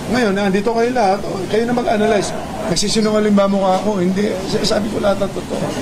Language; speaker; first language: Filipino; native; Filipino